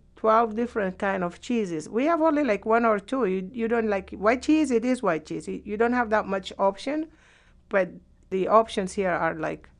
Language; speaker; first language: English; non-native, fluent; Arabic